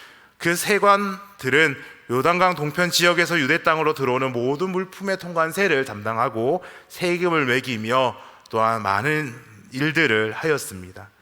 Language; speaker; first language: Korean; native; Korean